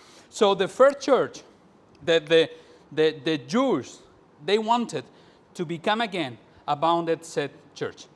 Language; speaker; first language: English; non-native, fluent; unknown